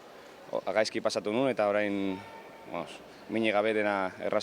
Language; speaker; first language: Basque; non-native, local second language; Spanish